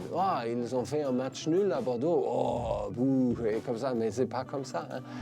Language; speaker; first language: French; non-native, fluent; German